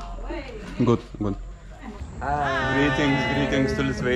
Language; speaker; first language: English; non-native, learner; Lithuanian